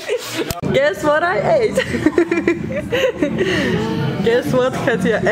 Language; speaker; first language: English; non-native, fluent; Turkish